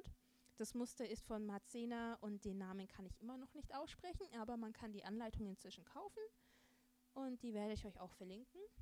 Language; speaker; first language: German; native; German